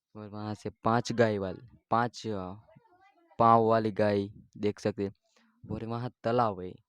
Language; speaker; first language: Hindi; non-native, local second language; Gujarati